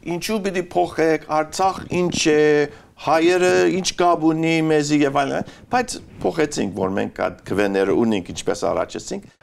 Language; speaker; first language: Armenian; early bilingual, heritage; Armenian